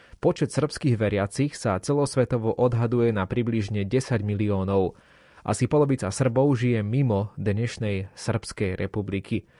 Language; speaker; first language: Slovak; native; Slovak